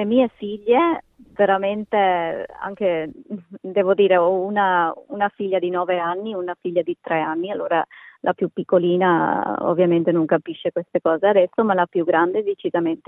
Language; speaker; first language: Italian; native; Italian